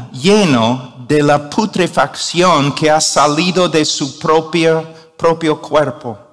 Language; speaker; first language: Spanish; non-native, fluent; English